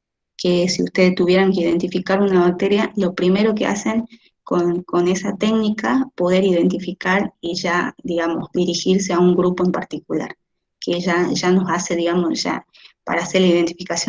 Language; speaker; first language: Spanish; native; Spanish